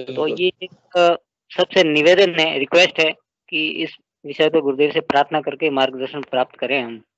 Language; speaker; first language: Hindi; native; Hindi